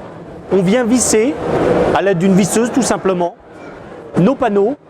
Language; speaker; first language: French; native; French